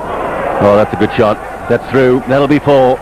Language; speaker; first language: English; native; English